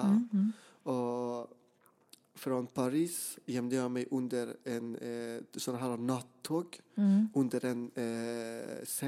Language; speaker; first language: Swedish; non-native, fluent; Persian